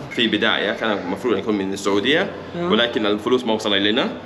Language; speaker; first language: Arabic; non-native, learner; English